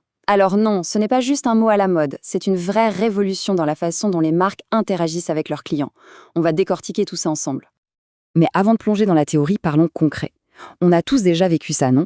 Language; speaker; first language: French; native; French